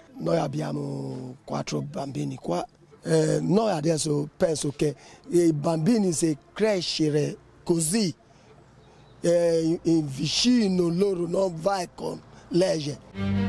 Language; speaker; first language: Italian; non-native, learner; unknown